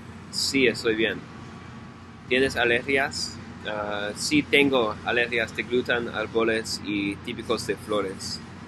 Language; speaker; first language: Spanish; non-native, learner; English